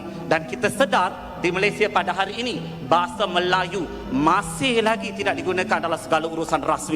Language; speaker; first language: Malay; native; Malay